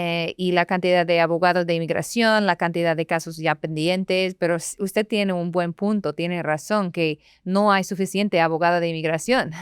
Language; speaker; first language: Spanish; non-native, fluent; English